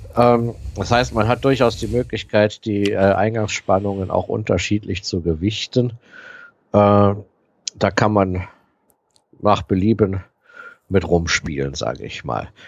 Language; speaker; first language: German; native; German